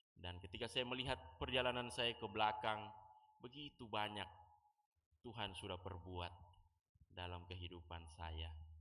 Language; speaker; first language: Indonesian; native; Indonesian